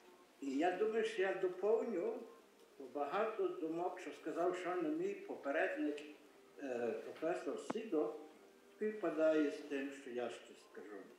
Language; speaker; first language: Ukrainian; early bilingual, heritage; Ukrainian